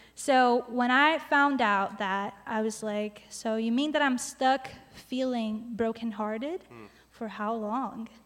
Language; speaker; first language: English; non-native, fluent; Portuguese